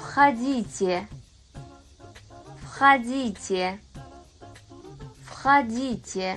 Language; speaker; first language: Russian; non-native, fluent; Kazakh